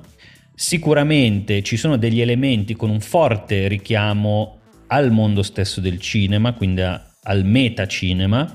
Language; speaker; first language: Italian; native; Italian